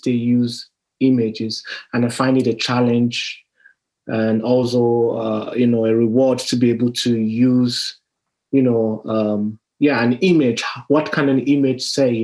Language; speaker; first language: English; non-native, local second language; Yoruba